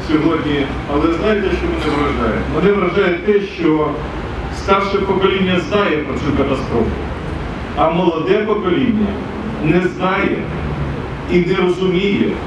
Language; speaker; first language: Ukrainian; native; Ukrainian